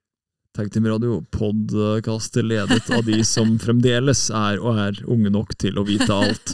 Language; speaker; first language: Norwegian; native; Norwegian